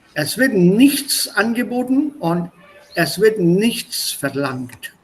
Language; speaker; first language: German; non-native, fluent; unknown